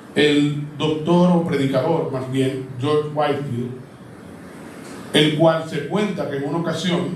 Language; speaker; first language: Spanish; native; Spanish